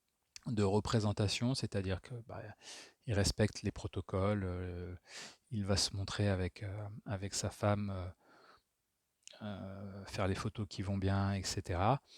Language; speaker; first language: French; native; French